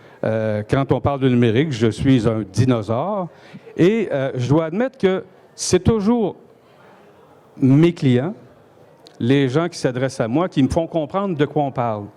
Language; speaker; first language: French; native; French